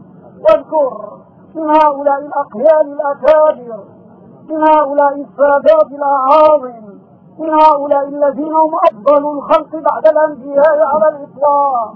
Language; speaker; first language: Arabic; native; Arabic